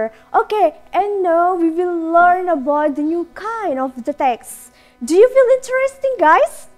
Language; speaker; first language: English; non-native, learner; Indonesian